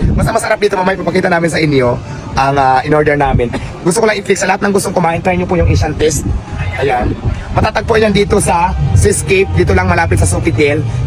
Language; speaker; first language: Filipino; native; Filipino